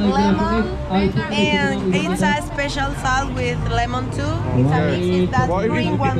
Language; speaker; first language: English; non-native, learner; Spanish